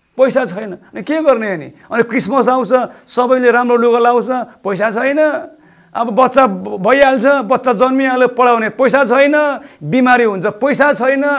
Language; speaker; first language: Nepali; non-native, local second language; Eastern Tamang